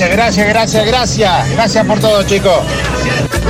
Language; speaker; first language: Spanish; native; Spanish